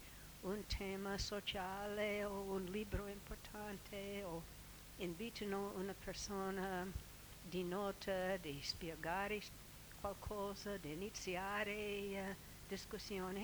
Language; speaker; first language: Italian; non-native, fluent; English